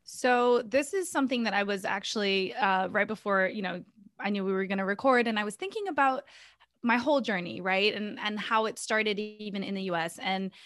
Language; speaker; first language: English; native; English